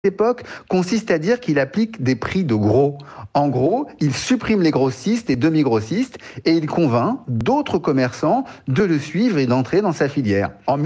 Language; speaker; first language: French; native; French